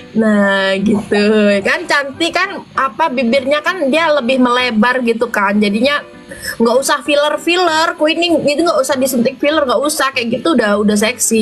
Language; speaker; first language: Indonesian; native; Indonesian